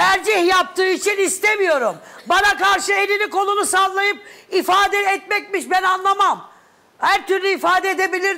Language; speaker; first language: Turkish; native; Turkish